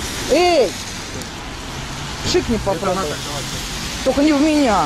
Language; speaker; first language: Russian; native; Russian